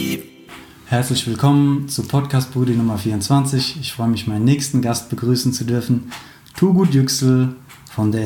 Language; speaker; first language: German; native; German